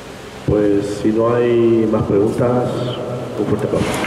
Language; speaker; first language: Spanish; native; Spanish